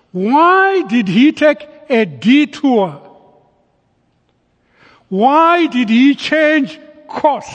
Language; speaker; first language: English; non-native, local second language; Shona